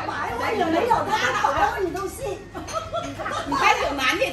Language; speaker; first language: Chinese; native; Chinese